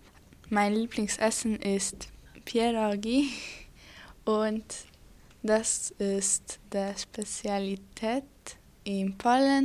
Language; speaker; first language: German; non-native, learner; Polish